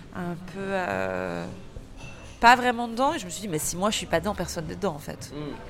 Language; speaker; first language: French; native; French